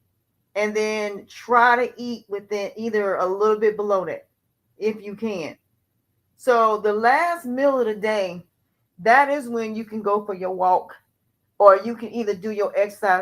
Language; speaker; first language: English; native; English